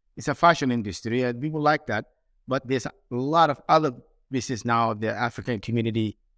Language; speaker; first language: English; non-native, fluent; Somali